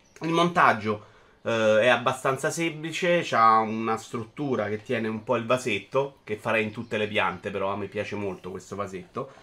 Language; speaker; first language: Italian; native; Italian